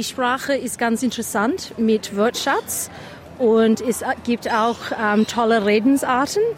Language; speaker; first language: German; non-native, fluent; English